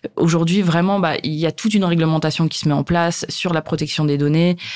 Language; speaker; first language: French; native; French